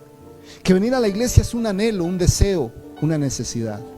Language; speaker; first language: Spanish; native; Spanish